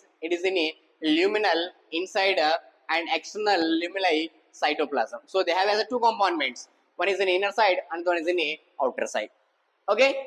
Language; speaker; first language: English; non-native, local second language; Telugu